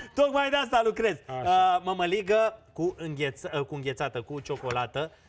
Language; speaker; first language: Romanian; native; Romanian